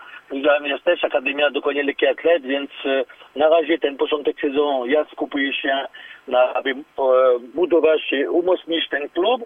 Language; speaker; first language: Polish; non-native, learner; French